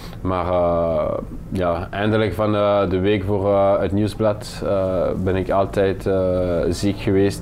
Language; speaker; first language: Dutch; non-native, local second language; French